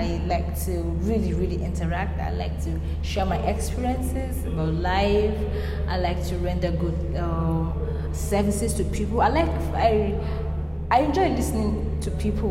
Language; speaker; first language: English; non-native, local second language; Igbo